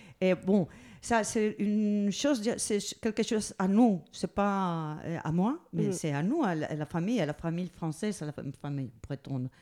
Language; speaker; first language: French; non-native, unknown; Spanish